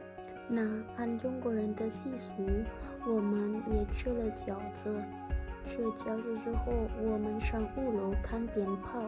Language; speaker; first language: Chinese; non-native, learner; Indonesian